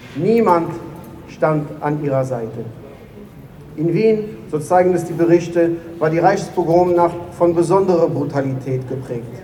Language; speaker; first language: German; non-native, fluent; Hebrew